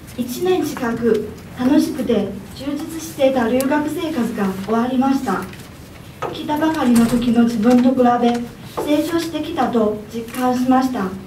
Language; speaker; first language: Japanese; non-native, fluent; Chinese